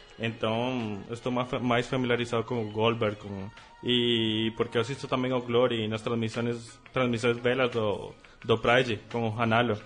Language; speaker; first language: Portuguese; non-native, fluent; Spanish